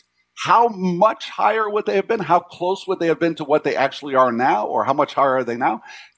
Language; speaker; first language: English; native; English